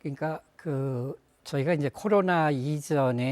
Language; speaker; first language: Korean; native; Korean